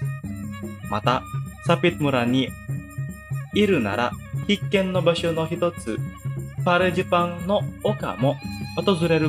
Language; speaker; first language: Japanese; non-native, fluent; Indonesian